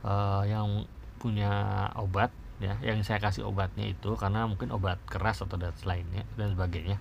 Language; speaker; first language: Indonesian; native; Indonesian